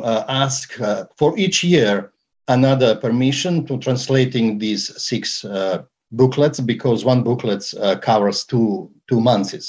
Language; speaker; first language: English; non-native, fluent; Serbian